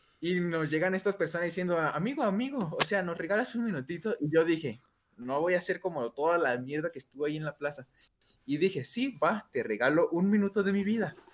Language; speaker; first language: Spanish; native; Spanish